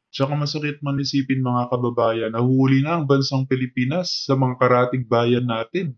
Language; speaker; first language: Filipino; native; Filipino